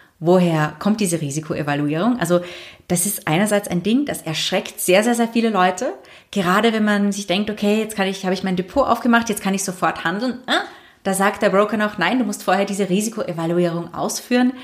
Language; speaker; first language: German; native; German